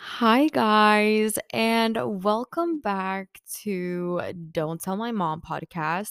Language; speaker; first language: English; non-native, fluent; Swedish